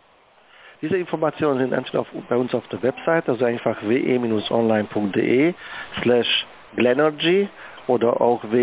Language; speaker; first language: German; native; German